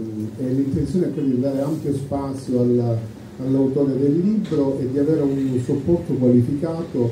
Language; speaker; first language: Italian; native; Italian